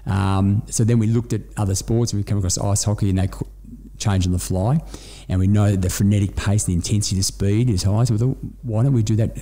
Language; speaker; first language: English; native; English